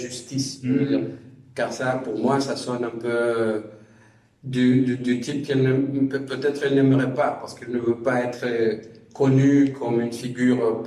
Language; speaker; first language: French; non-native, fluent; Spanish